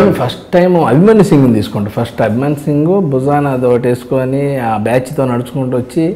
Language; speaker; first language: Telugu; native; Telugu